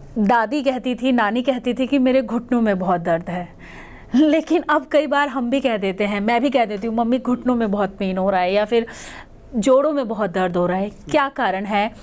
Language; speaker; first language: Hindi; native; Hindi